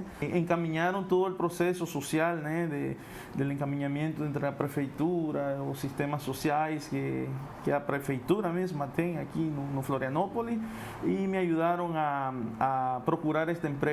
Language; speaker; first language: Portuguese; non-native, fluent; Spanish